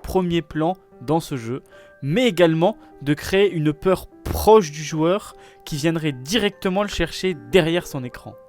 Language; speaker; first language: French; native; French